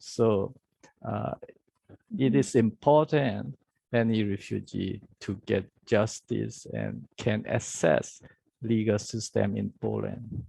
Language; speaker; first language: English; non-native, learner; Burmese